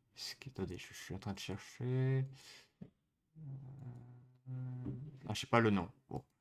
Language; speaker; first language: French; native; French